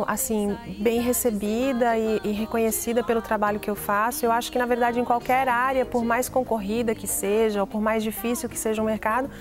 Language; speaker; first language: Portuguese; native; Portuguese